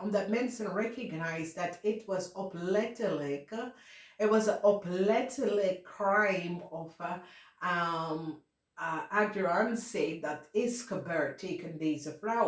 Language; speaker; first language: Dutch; non-native, fluent; English